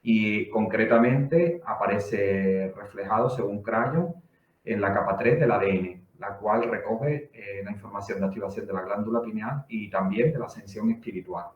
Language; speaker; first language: Spanish; native; Spanish